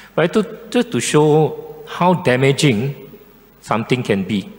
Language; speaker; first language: English; non-native, local second language; Chinese